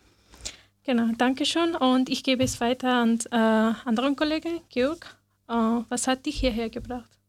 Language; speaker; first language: German; non-native, learner; Persian